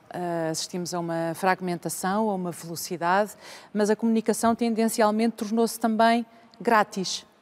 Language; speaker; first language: Portuguese; native; Portuguese